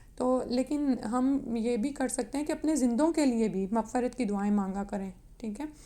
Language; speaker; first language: Urdu; native; Urdu